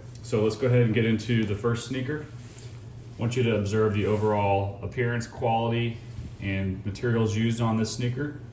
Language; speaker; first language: English; native; English